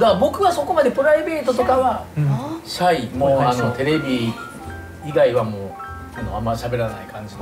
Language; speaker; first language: Japanese; native; Japanese